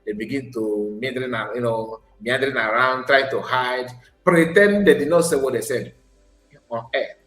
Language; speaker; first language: English; non-native, local second language; Igbo